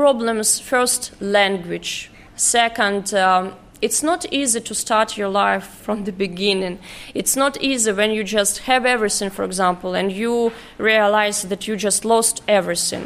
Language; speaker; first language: English; non-native, fluent; Ukrainian